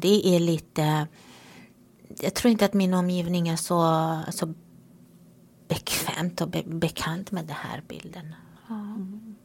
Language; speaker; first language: Swedish; non-native, fluent; Romanian